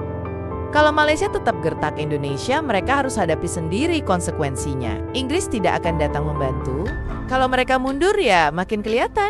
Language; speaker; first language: Indonesian; native; Indonesian